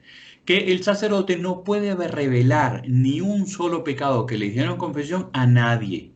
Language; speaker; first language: Spanish; native; Spanish